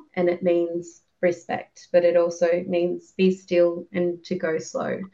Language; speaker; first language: English; native; English